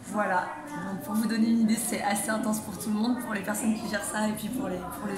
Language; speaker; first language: French; native; French